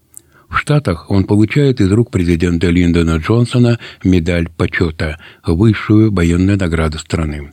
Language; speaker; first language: Russian; native; Russian